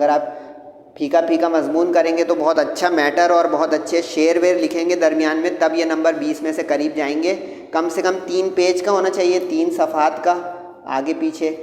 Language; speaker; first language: Urdu; native; Urdu